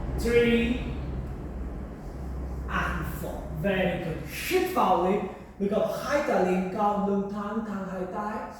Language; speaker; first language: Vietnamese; non-native, learner; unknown